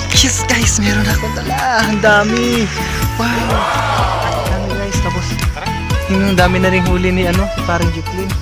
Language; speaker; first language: Filipino; non-native, local second language; Cebuano